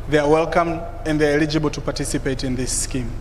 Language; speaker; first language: English; non-native, local second language; Swahili